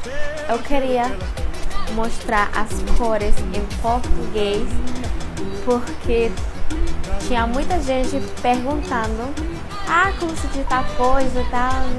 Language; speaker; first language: Portuguese; non-native, fluent; Spanish